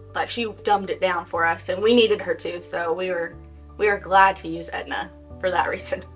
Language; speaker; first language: English; native; English